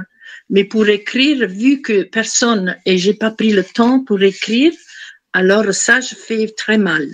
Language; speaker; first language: French; non-native, fluent; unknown